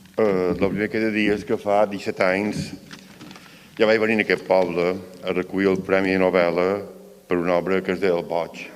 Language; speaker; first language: Catalan; native; Catalan